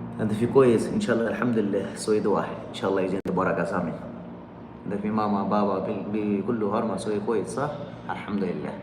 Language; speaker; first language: Arabic; non-native, learner; Bangla